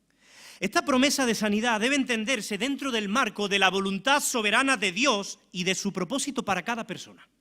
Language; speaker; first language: Spanish; native; Spanish